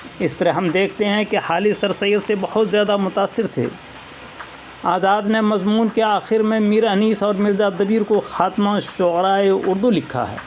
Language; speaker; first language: Urdu; native; Urdu